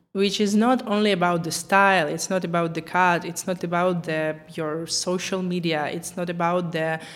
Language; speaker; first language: English; non-native, fluent; Ukrainian